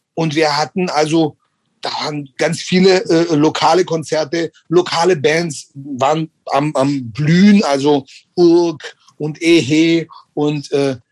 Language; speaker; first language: German; native; German